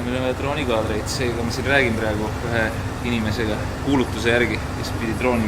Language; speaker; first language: Estonian; native; Estonian